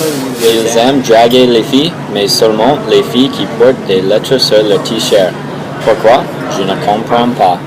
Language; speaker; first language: French; non-native, learner; English